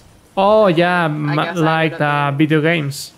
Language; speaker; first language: English; non-native, learner; Spanish